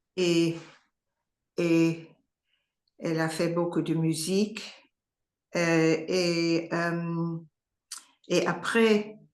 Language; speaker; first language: French; non-native, learner; English